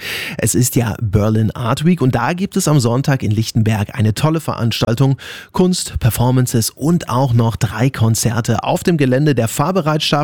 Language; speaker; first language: German; native; German